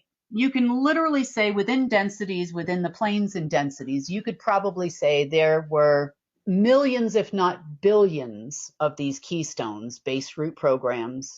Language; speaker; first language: English; native; English